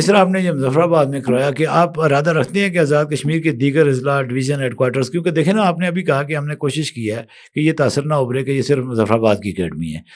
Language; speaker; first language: Urdu; non-native, local second language; Kashmiri